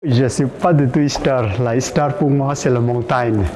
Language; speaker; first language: French; non-native, fluent; Sherpa